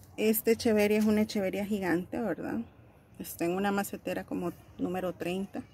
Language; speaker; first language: Spanish; native; Spanish